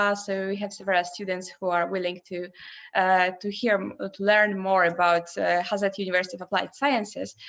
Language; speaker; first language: English; non-native, fluent; Polish